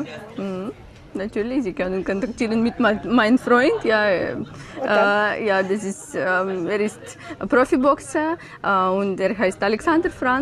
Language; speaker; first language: German; non-native, learner; Ukrainian